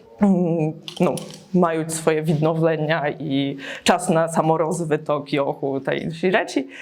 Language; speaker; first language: Polish; non-native, learner; Ukrainian